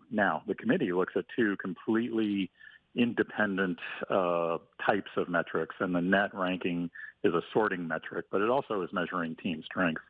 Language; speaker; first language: English; native; English